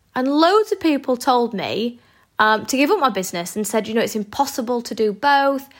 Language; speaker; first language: English; native; English